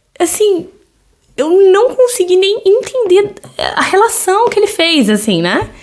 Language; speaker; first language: Portuguese; native; Portuguese